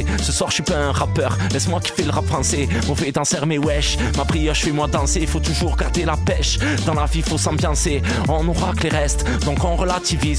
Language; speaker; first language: French; native; French